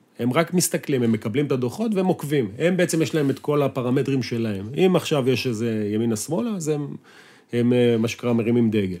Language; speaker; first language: Hebrew; native; Hebrew